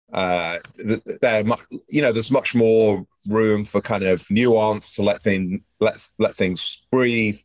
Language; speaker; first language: English; native; English